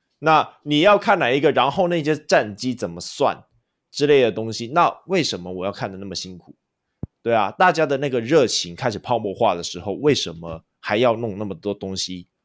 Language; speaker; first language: Chinese; non-native, local second language; Cantonese